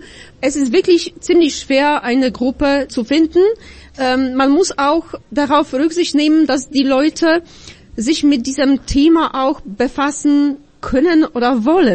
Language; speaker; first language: German; non-native, fluent; Polish